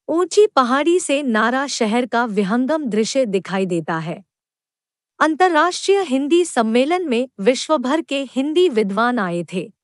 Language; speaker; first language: Hindi; non-native, local second language; Kannada